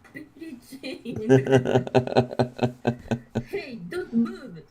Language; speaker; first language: English; non-native, learner; Japanese